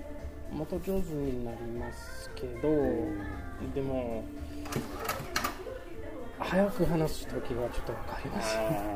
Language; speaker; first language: Japanese; non-native, learner; English